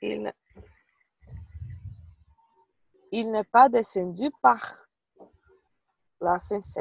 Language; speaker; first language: French; non-native, learner; Portuguese